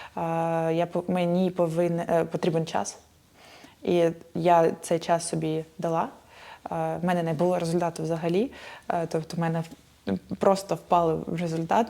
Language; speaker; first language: Ukrainian; native; Ukrainian